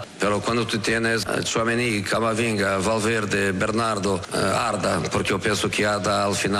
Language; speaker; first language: Spanish; non-native, fluent; Portuguese